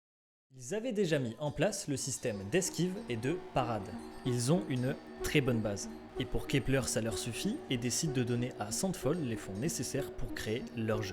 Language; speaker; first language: French; native; French